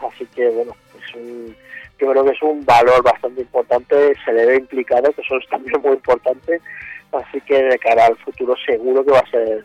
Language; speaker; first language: Spanish; native; Spanish